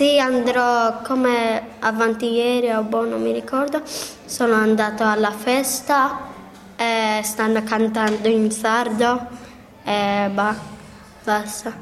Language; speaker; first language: Italian; early bilingual, other home language; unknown